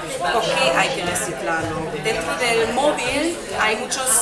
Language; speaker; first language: Spanish; non-native, fluent; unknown